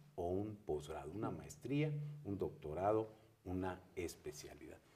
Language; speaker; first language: Spanish; native; Spanish